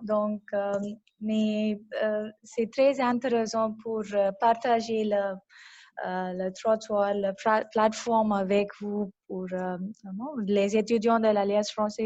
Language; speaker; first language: French; non-native, learner; Malayalam